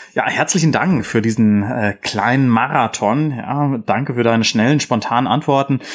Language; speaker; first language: German; native; German